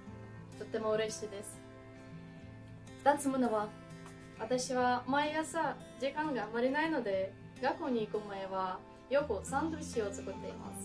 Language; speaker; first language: Japanese; non-native, learner; Ukrainian